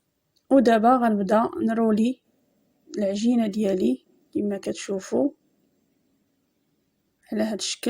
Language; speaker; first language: Arabic; native; Arabic